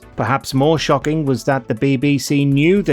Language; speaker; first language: English; native; English